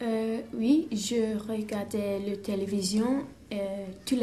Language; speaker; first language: French; non-native, learner; English